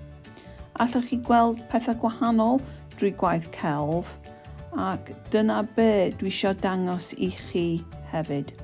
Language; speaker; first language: Welsh; non-native, fluent; English